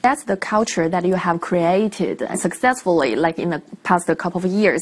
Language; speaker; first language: English; non-native, fluent; Chinese